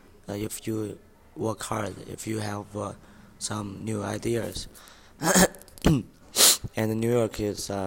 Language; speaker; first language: English; non-native, learner; Chinese